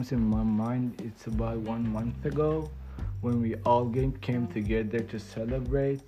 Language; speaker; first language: English; non-native, fluent; Persian